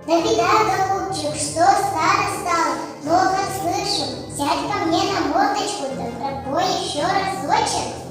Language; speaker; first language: Russian; non-native, local second language; Yakut